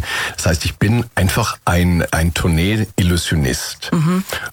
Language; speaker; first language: German; native; German